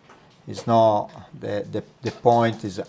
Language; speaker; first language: English; non-native, learner; Italian